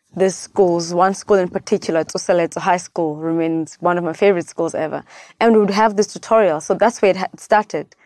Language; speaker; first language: English; non-native, local second language; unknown